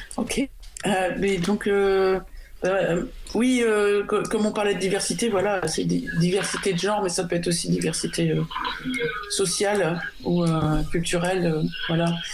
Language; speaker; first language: French; native; French